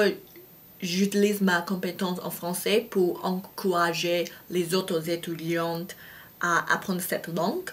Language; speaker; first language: French; non-native, fluent; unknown